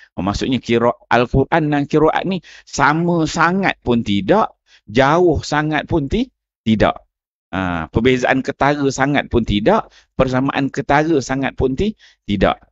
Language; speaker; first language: Malay; native; Malay